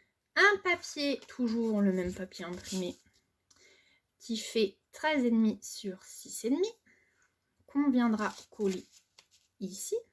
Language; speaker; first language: French; native; French